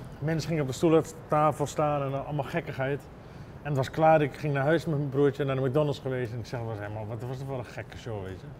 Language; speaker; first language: Dutch; early bilingual, other home language; English